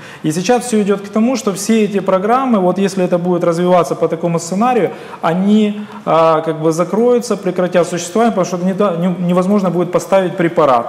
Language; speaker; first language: Russian; native; Russian